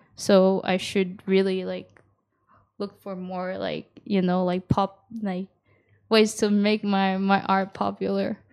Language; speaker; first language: English; early bilingual, other home language; Japanese